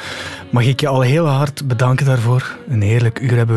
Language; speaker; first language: Dutch; native; Dutch